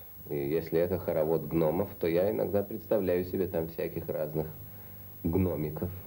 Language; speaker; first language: Russian; native; Russian